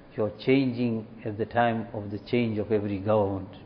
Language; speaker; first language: English; native; English